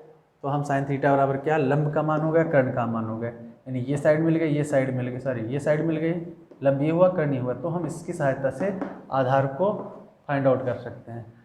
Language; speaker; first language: Hindi; native; Hindi